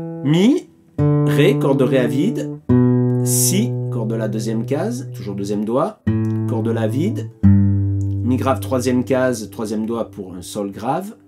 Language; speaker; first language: French; native; French